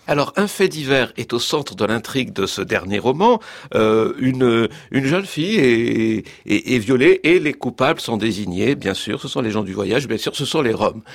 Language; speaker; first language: French; native; French